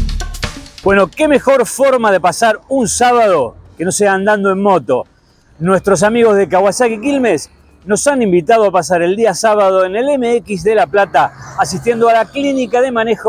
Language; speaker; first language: Spanish; native; Spanish